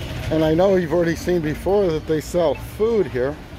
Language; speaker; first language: English; native; English